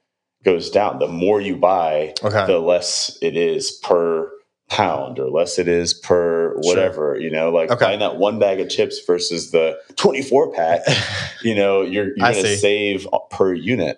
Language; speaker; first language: English; native; English